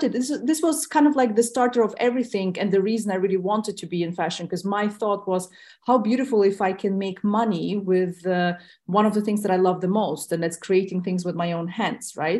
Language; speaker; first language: English; non-native, fluent; Russian